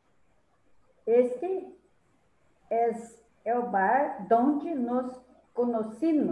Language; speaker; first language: Spanish; non-native, learner; Portuguese